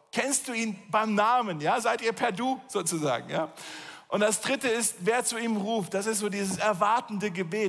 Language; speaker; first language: German; native; German